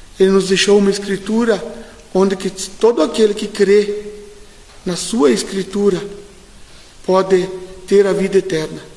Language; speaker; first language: Portuguese; native; Portuguese